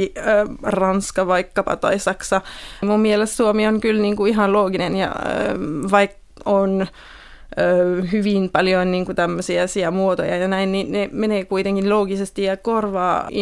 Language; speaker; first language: Finnish; non-native, fluent; French